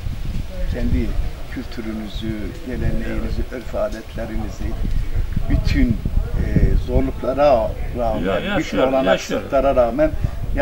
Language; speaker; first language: Turkish; native; Turkish